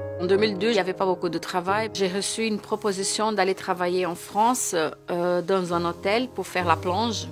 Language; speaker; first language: French; non-native, fluent; Portuguese